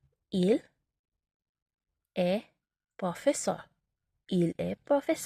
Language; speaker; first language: French; non-native, learner; Filipino